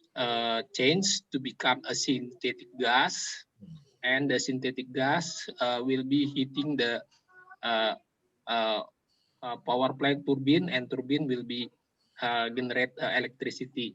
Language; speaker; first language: English; non-native, local second language; Indonesian